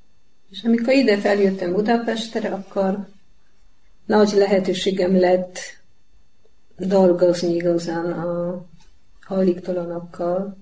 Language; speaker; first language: Hungarian; non-native, learner; Polish